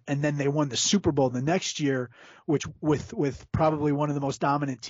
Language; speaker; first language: English; native; English